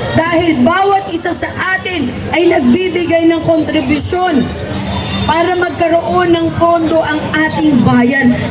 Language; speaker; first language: Filipino; native; Filipino